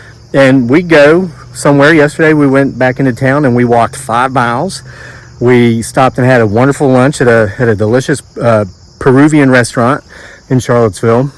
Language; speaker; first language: English; native; English